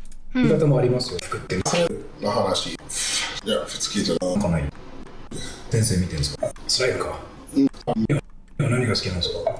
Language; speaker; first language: Japanese; non-native, learner; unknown